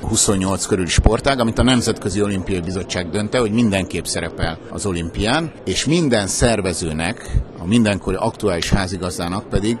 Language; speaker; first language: Hungarian; native; Hungarian